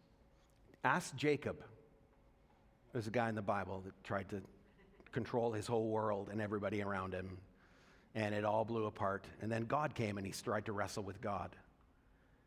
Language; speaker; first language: English; native; English